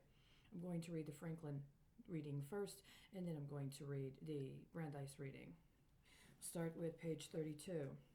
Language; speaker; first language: English; native; English